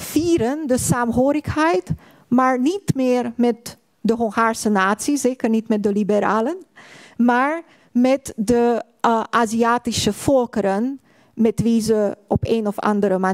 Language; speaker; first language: Dutch; non-native, fluent; Hungarian